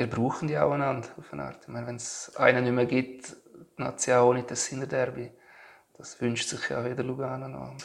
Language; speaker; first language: German; native; German